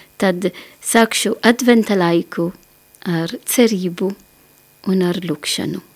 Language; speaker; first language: Latvian; non-native, learner; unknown